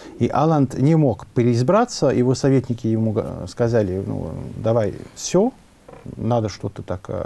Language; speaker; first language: Russian; non-native, fluent; French